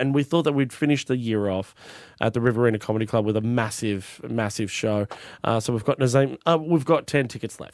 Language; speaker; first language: English; native; English